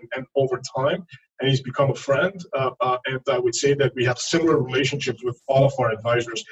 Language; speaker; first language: English; non-native, fluent; French